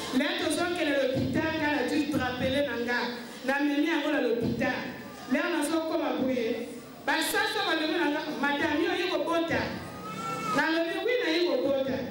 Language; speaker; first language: Lingala; native; Lingala